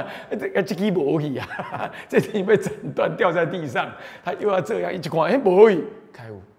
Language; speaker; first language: Chinese; native; Chinese